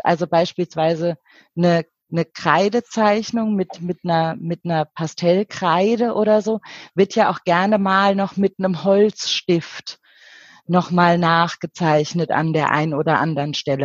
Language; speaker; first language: German; native; German